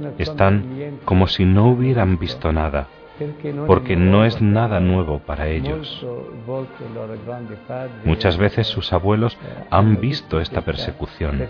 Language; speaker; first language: Spanish; non-native, fluent; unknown